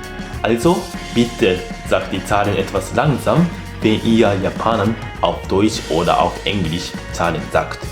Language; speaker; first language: German; non-native, fluent; Japanese